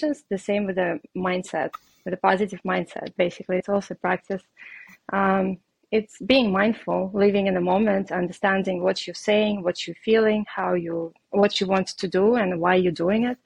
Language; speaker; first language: English; non-native, fluent; Russian